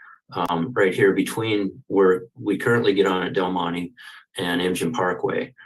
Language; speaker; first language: English; native; English